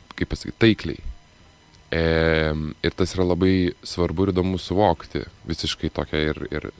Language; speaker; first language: Lithuanian; native; Lithuanian